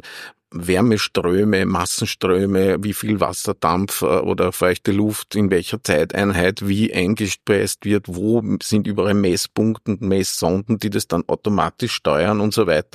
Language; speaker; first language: German; native; German